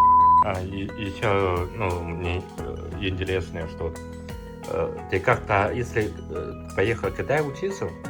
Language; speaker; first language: Russian; non-native, learner; Chinese